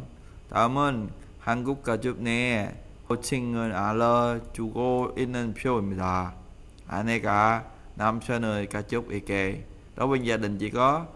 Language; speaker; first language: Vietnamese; native; Vietnamese